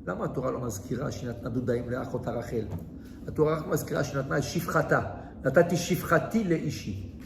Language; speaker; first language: Hebrew; non-native, fluent; French